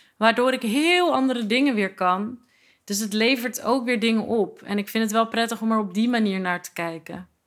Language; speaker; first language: Dutch; native; Dutch